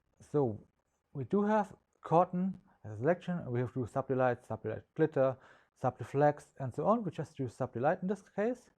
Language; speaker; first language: English; non-native, fluent; German